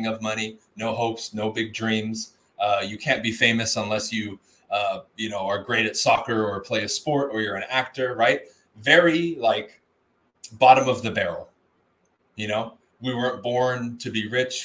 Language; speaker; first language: English; native; English